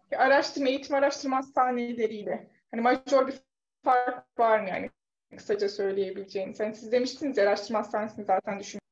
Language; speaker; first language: Turkish; native; Turkish